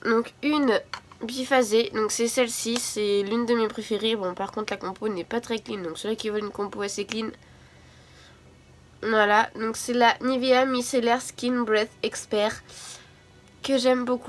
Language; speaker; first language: French; native; French